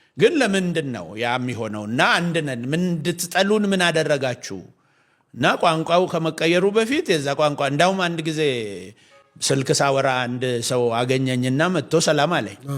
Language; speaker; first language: Amharic; non-native, local second language; Oromo